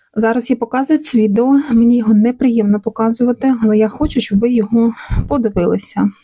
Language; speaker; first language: Ukrainian; non-native, local second language; Russian